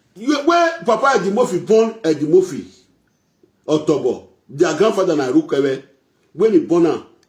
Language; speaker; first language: Nigerian Pidgin; non-native, local second language; Bini